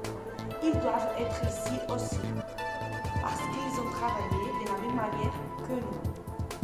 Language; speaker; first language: French; non-native, learner; Spanish